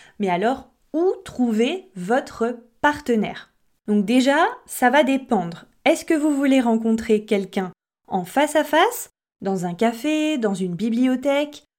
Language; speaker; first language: French; native; French